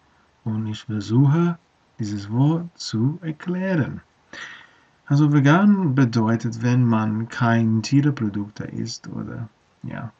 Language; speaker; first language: German; non-native, learner; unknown